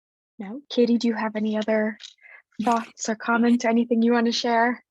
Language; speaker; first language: English; native; English